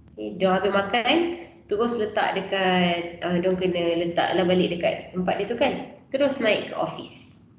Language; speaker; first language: Malay; native; Malay